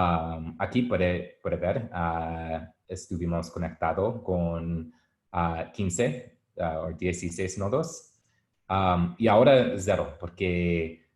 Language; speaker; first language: Spanish; non-native, learner; English